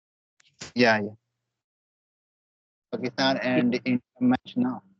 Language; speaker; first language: English; non-native, learner; Hindi